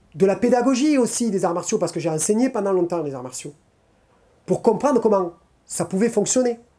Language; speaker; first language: French; native; French